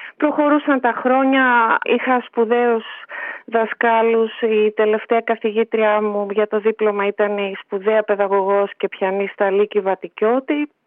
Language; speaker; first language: Greek; native; Greek